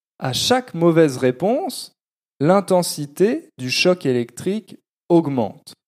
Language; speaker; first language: French; native; French